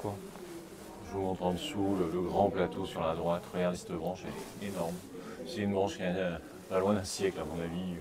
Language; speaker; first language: French; native; French